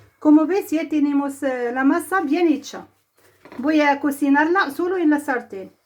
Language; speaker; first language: Spanish; non-native, fluent; Arabic